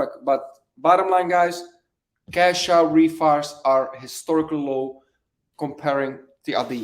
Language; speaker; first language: English; native; English